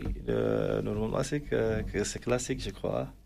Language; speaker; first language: French; non-native, learner; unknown